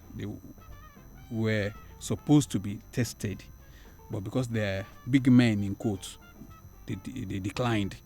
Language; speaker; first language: English; non-native, local second language; Yoruba